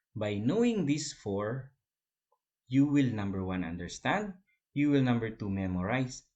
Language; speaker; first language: English; non-native, local second language; Filipino